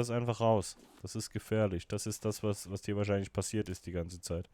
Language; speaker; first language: German; native; German